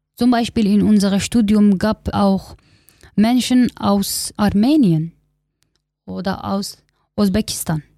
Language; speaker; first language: German; non-native, learner; Kurdish